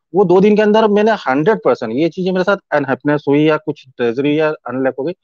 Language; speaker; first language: Hindi; native; Hindi